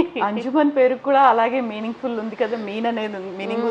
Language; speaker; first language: Telugu; native; Telugu